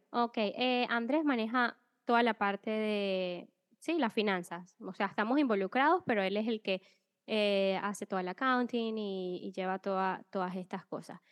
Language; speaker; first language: Spanish; native; Spanish